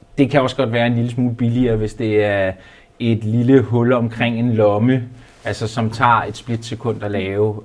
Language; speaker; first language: Danish; native; Danish